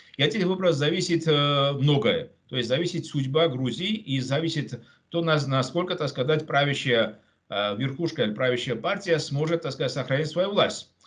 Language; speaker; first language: Russian; non-native, local second language; Georgian